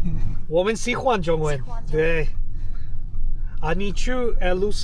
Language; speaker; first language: Chinese; non-native, learner; English